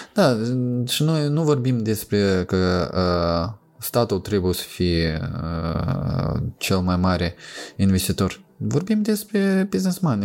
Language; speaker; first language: Romanian; non-native, local second language; Russian